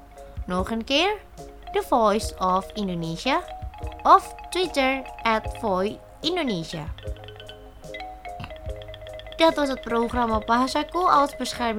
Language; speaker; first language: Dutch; non-native, learner; Indonesian